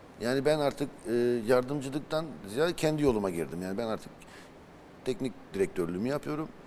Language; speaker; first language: Turkish; early bilingual, heritage; Turkish